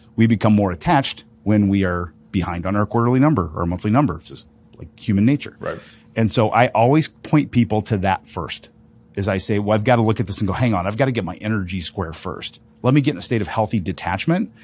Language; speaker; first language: English; native; English